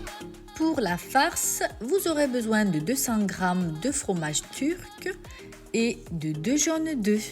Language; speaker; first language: French; native; French